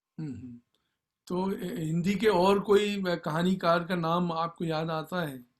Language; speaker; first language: Hindi; native; Hindi